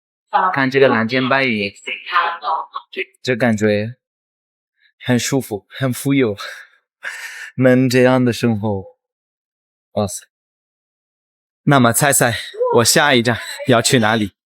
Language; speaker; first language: Chinese; non-native, fluent; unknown